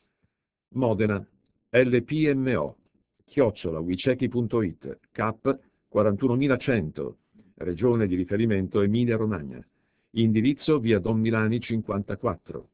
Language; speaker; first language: Italian; native; Italian